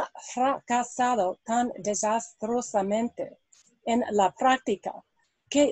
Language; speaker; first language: Spanish; non-native, learner; English